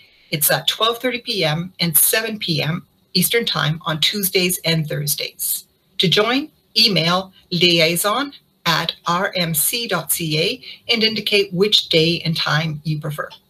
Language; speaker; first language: English; native; English